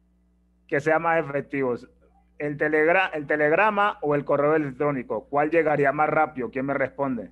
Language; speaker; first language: Spanish; native; Spanish